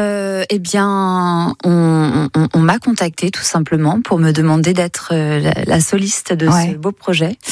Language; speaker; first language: French; native; French